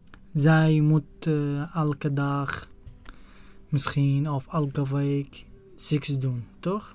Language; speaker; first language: Dutch; non-native, learner; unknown